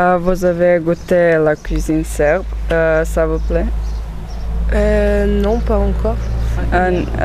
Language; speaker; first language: French; non-native, learner; Serbian